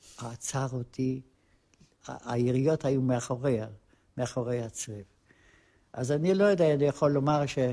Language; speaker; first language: Hebrew; non-native, fluent; Polish